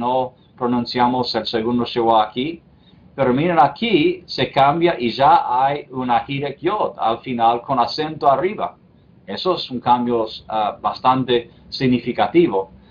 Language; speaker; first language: Spanish; non-native, fluent; English